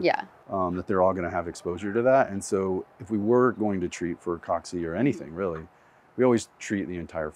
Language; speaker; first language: English; native; English